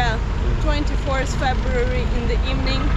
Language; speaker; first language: English; non-native, fluent; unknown